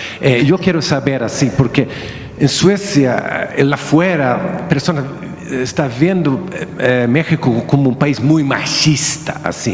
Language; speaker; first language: Spanish; non-native, learner; Swedish